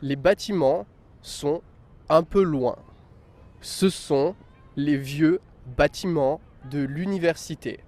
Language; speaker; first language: French; native; French